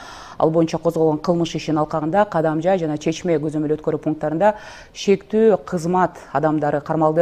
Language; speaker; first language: Kyrgyz; native; Kyrgyz